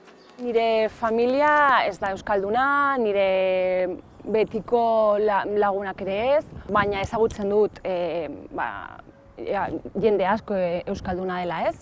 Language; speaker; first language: Basque; non-native, local second language; Spanish